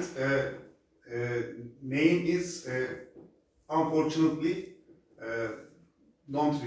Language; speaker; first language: English; non-native, learner; Turkish